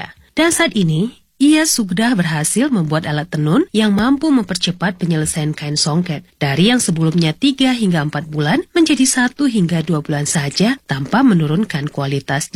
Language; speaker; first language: Indonesian; native; Indonesian